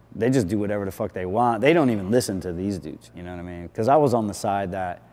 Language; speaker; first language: English; native; English